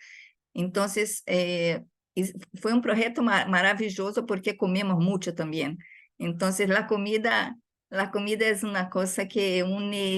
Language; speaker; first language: Spanish; non-native, fluent; Portuguese